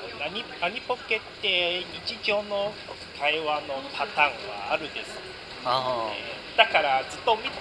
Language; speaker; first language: Japanese; non-native, learner; Chinese